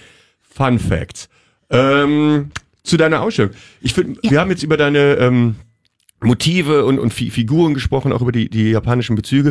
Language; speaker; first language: German; native; German